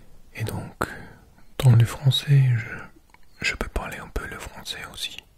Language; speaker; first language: French; non-native, learner; English